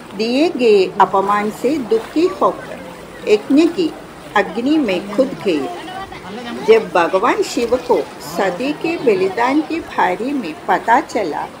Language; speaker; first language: Hindi; non-native, local second language; Malayalam